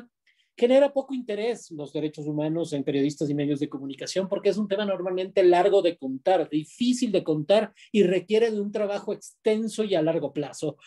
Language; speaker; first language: Spanish; native; Spanish